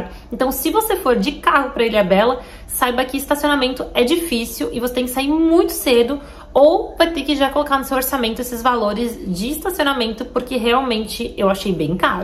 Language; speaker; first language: Portuguese; native; Portuguese